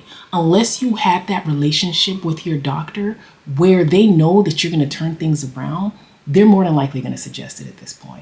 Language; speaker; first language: English; native; English